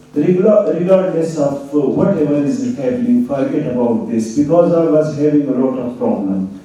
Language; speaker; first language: English; non-native, local second language; Urdu